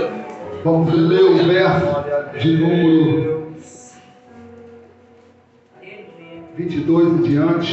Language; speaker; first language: Portuguese; native; Portuguese